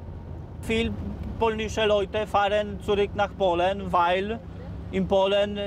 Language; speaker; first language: German; non-native, learner; Polish